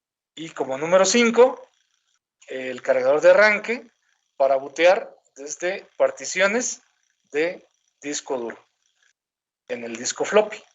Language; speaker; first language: Spanish; native; Spanish